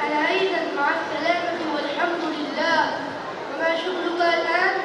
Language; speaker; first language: Arabic; non-native, learner; Urdu